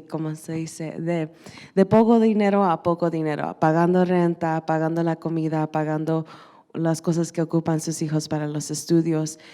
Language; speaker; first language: Spanish; early bilingual, heritage; Spanish